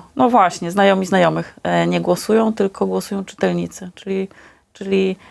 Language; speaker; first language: Polish; native; Polish